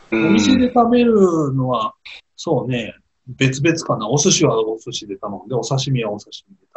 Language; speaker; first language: Japanese; native; Japanese